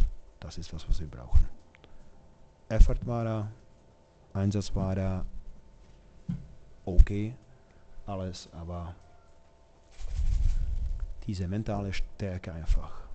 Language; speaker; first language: German; non-native, fluent; Czech